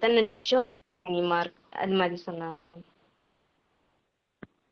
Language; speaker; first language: Tamil; native; Tamil